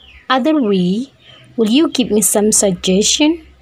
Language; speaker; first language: English; non-native, learner; Indonesian